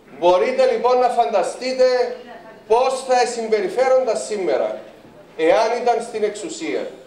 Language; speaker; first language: Greek; native; Greek